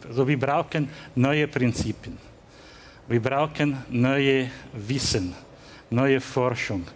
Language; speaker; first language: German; non-native, learner; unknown